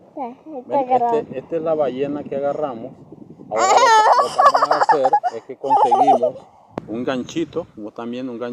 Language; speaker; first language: Spanish; native; Spanish